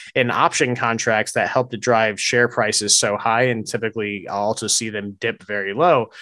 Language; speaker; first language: English; native; English